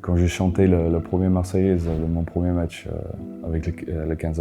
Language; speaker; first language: French; non-native, fluent; Afrikaans